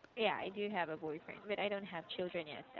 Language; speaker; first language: English; non-native, local second language; Filipino